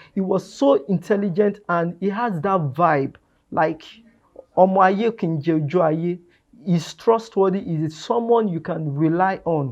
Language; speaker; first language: English; non-native, local second language; Yoruba